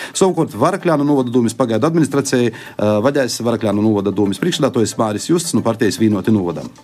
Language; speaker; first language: Latvian; native; Latvian